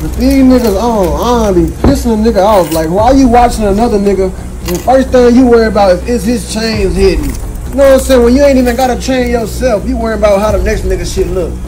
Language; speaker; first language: English; native; English